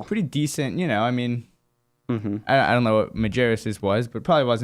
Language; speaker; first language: English; native; English